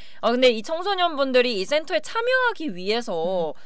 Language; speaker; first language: Korean; native; Korean